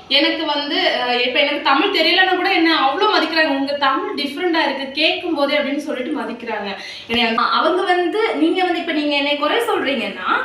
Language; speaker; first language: Tamil; non-native, local second language; Malayalam